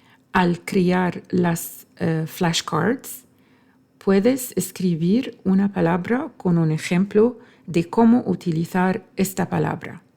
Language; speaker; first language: Spanish; non-native, fluent; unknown